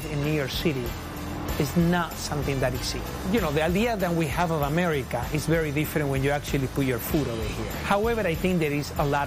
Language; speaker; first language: English; non-native, fluent; Spanish